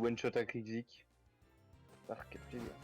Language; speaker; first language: French; native; French